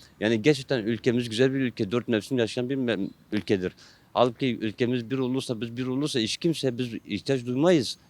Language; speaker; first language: Turkish; non-native, local second language; Kurdish